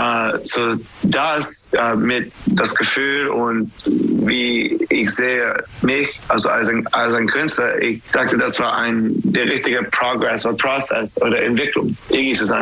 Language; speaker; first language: German; non-native, fluent; English